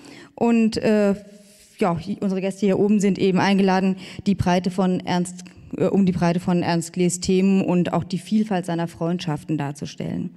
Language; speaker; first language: German; native; German